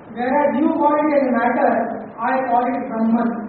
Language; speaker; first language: English; non-native, local second language; Marathi